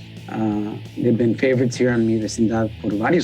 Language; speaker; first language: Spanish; early bilingual, heritage; Spanish